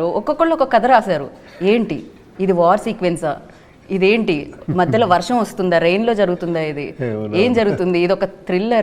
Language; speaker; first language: Telugu; native; Telugu